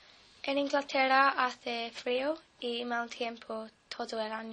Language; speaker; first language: Spanish; non-native, learner; English